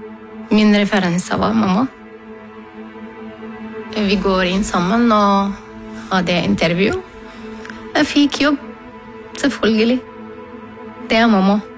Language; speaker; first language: Norwegian; non-native, learner; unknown